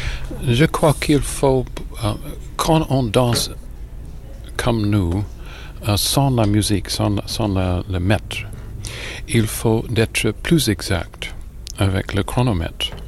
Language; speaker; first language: French; non-native, fluent; English